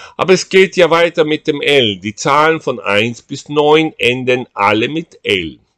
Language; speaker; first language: German; non-native, fluent; Portuguese